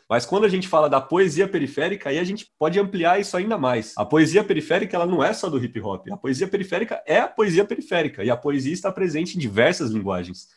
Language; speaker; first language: Portuguese; native; Portuguese